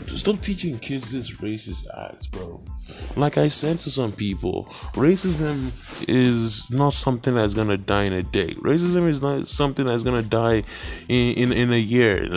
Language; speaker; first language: English; non-native, local second language; Yoruba